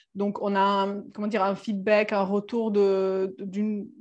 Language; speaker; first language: French; non-native, fluent; Serbian